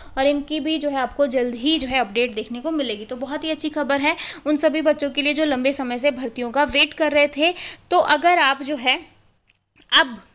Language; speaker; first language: Hindi; native; Hindi